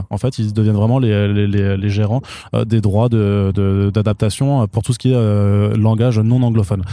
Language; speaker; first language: French; native; French